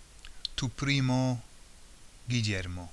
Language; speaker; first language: Spanish; non-native, fluent; English